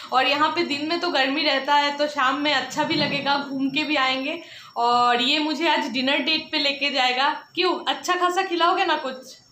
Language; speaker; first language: Hindi; non-native, local second language; Bangla